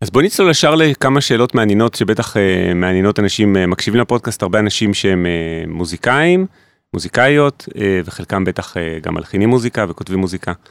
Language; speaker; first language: Hebrew; native; Hebrew